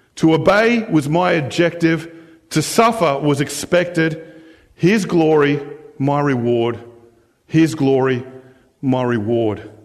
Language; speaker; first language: English; native; English